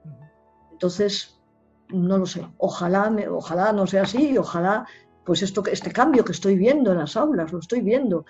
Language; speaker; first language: Spanish; native; Spanish